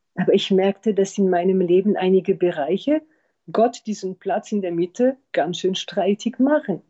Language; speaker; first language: German; non-native, fluent; French